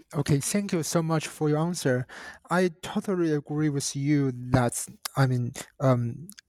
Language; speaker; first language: English; non-native, fluent; Chinese